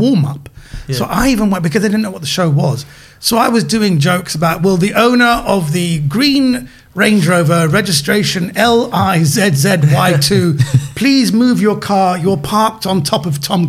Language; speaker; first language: English; native; English